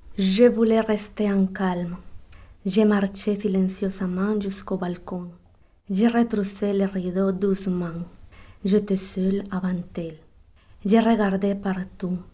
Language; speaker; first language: French; non-native, learner; Spanish